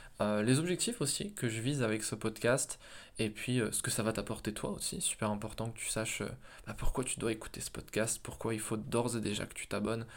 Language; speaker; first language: French; native; French